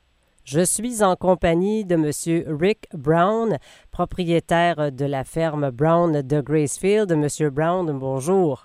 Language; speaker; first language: French; native; French